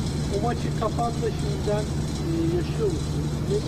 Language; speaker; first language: Turkish; native; Turkish